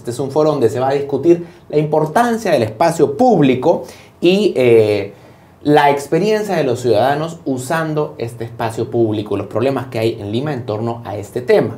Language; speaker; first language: Spanish; native; Spanish